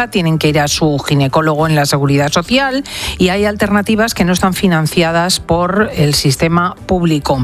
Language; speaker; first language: Spanish; native; Spanish